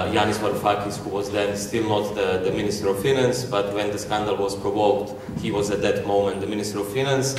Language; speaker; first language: English; non-native, fluent; Croatian